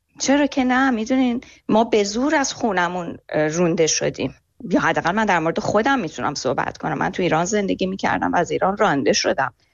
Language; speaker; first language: Persian; native; Persian